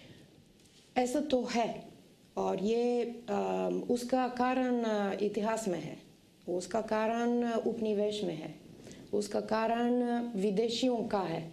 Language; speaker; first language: Hindi; non-native, fluent; Bulgarian